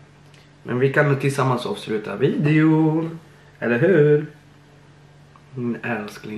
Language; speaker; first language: Swedish; early bilingual, other home language; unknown